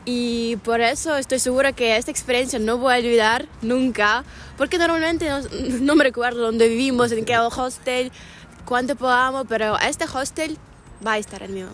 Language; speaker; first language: Spanish; non-native, learner; Ukrainian